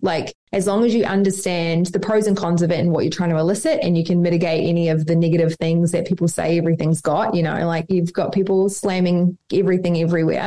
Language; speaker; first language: English; native; English